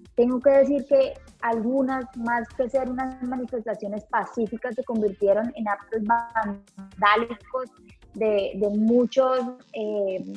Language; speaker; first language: Spanish; native; Spanish